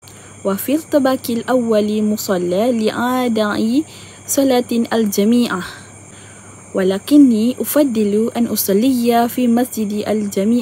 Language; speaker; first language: Arabic; non-native, learner; Malay